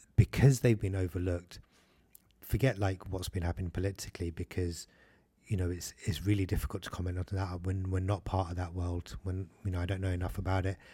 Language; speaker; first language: English; early bilingual, other home language; Hindi